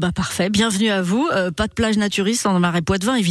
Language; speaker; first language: French; native; French